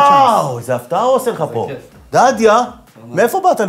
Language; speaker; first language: Hebrew; native; Hebrew